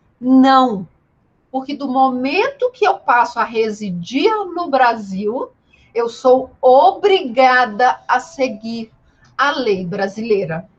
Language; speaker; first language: Portuguese; native; Portuguese